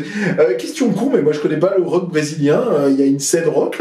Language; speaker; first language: French; native; French